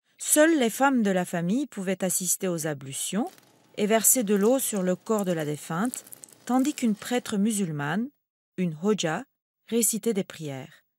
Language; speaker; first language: French; non-native, fluent; Turkish